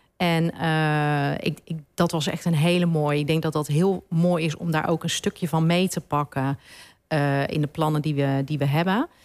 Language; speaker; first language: Dutch; native; Dutch